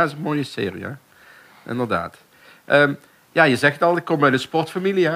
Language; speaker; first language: Dutch; native; Dutch